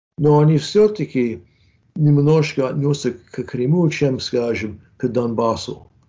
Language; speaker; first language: Russian; non-native, fluent; English